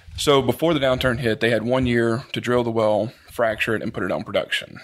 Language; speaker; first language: English; native; English